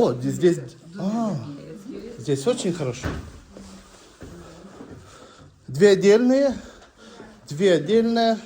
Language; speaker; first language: Russian; non-native, learner; Lithuanian